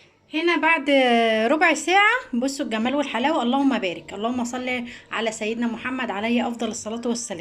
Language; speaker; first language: Arabic; native; Arabic